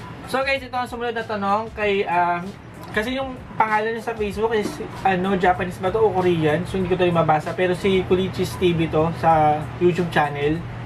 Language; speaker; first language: Filipino; native; Filipino